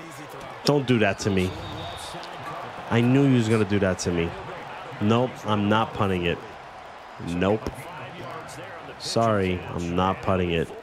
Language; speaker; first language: English; native; English